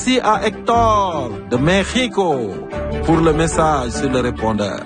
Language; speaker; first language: French; native; French